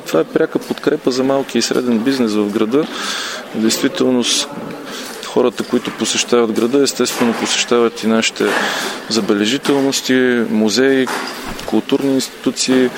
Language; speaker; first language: Bulgarian; native; Bulgarian